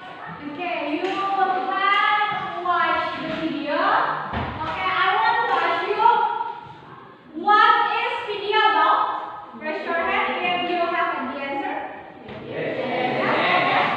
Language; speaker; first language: English; non-native, learner; Indonesian